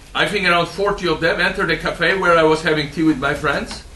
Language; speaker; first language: English; non-native, fluent; Georgian